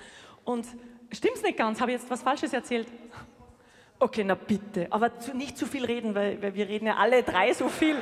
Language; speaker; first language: German; native; German